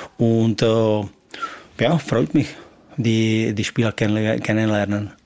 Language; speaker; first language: German; non-native, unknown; Czech